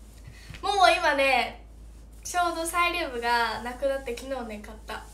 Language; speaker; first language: Japanese; native; Japanese